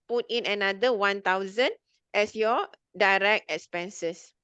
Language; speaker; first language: English; non-native, local second language; Malay